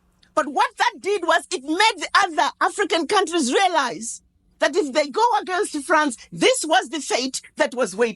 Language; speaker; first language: English; non-native, local second language; Shona